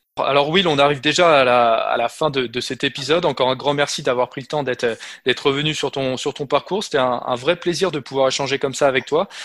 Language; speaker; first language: French; native; French